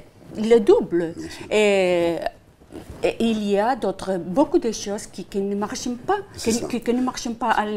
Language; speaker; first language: French; non-native, fluent; Spanish